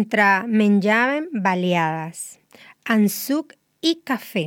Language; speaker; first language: Catalan; non-native, learner; Spanish